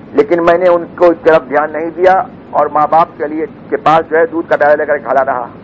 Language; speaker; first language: Urdu; native; Urdu